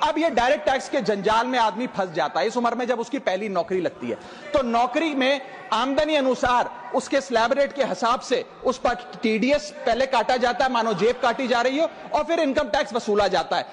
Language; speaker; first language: Hindi; native; Hindi